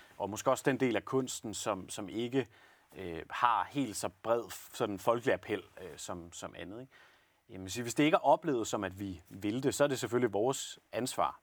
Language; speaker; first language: Danish; native; Danish